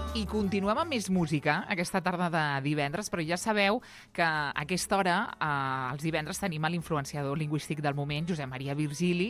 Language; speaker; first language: Catalan; native; Catalan